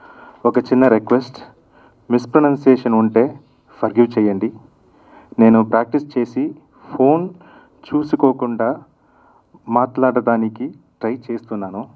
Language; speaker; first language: Telugu; non-native, learner; Kannada